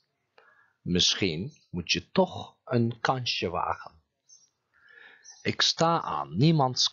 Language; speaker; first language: Dutch; non-native, fluent; Turkish